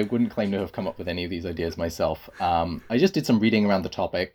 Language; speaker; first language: English; native; English